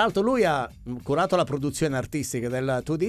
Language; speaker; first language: Italian; native; Italian